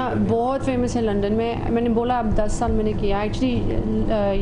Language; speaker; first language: Hindi; non-native, fluent; English